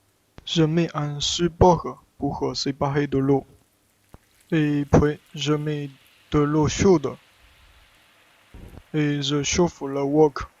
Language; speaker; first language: French; non-native, learner; Chinese